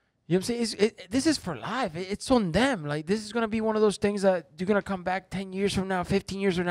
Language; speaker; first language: English; non-native, fluent; Spanish